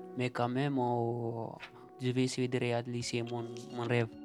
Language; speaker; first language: French; non-native, learner; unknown